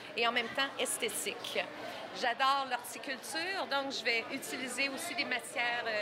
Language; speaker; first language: French; native; French